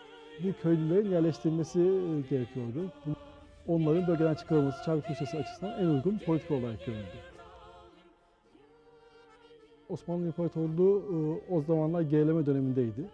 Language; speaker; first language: Turkish; native; Turkish